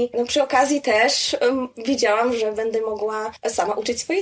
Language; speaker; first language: Polish; native; Polish